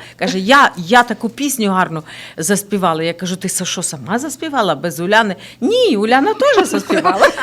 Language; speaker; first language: Ukrainian; native; Ukrainian